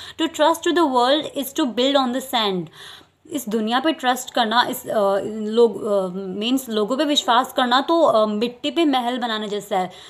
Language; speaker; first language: Hindi; native; Hindi